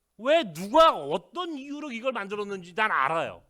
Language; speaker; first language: Korean; native; Korean